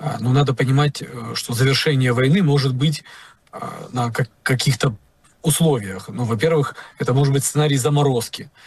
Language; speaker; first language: Russian; native; Russian